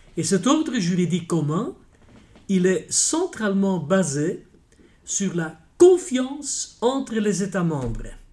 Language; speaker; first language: French; non-native, local second language; Dutch